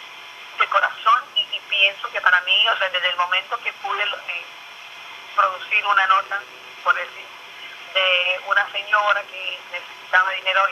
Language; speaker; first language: Spanish; early bilingual, other home language; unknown